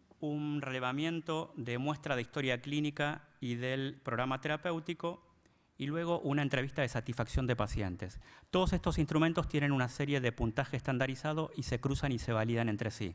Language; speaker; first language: Spanish; native; Spanish